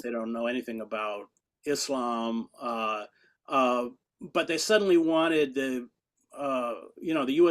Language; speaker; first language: English; native; English